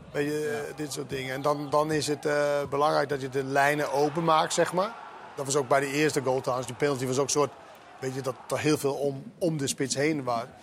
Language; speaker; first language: Dutch; non-native, fluent; Danish